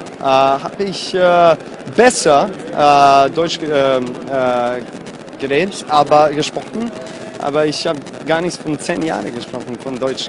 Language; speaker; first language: German; non-native, learner; Serbian